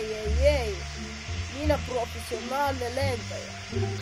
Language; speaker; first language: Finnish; non-native, learner; Estonian